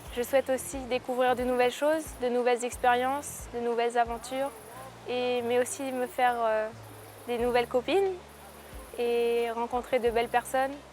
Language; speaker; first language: French; native; French